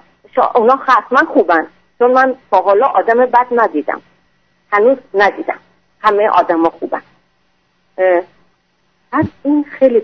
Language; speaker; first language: Persian; non-native, fluent; French